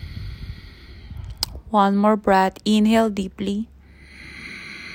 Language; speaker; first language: English; non-native, local second language; Filipino